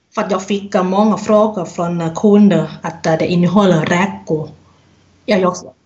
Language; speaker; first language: Swedish; non-native, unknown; Thai